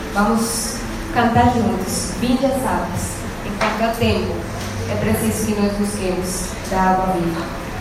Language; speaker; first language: Portuguese; non-native, fluent; Spanish